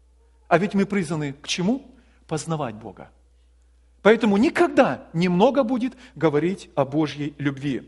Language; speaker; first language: Russian; native; Russian